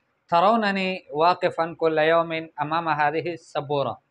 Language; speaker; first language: Arabic; non-native, fluent; Urdu